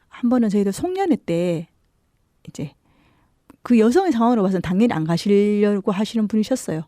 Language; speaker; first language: Korean; native; Korean